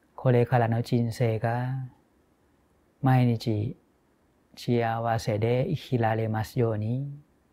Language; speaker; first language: Japanese; non-native, fluent; Thai